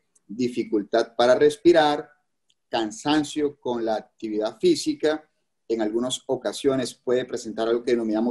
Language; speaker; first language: Spanish; native; Spanish